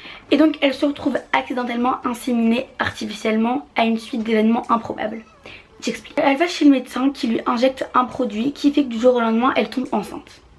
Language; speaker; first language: French; native; French